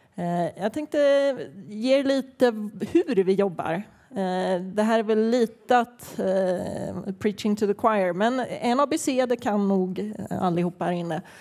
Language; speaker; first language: Swedish; native; Swedish